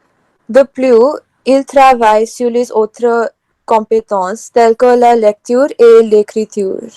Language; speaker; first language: French; non-native, learner; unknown